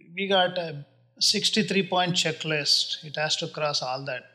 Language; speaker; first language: English; non-native, local second language; Kannada